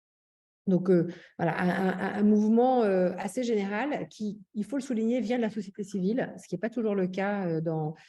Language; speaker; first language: French; native; French